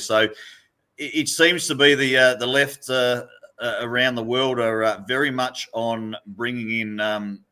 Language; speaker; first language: English; native; English